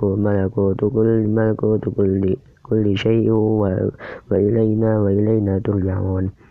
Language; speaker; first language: Arabic; non-native, learner; Indonesian